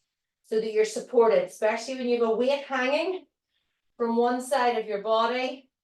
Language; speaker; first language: English; native; English